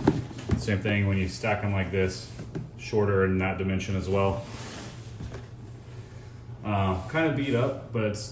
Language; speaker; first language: English; native; English